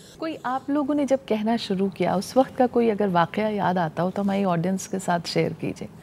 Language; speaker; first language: Hindi; native; Hindi